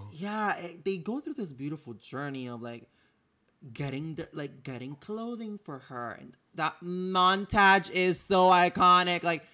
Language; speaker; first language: English; non-native, fluent; Spanish